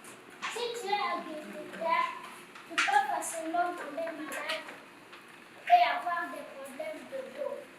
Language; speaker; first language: French; non-native, learner; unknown